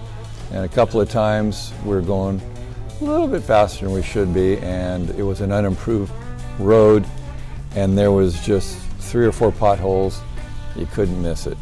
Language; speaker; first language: English; native; English